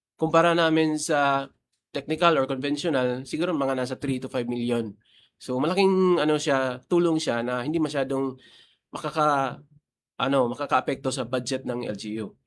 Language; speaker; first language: Filipino; non-native, local second language; Cebuano